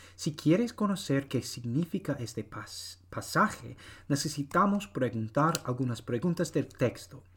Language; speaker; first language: Spanish; non-native, learner; English